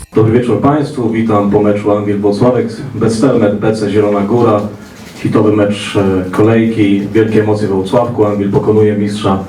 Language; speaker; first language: Polish; native; Polish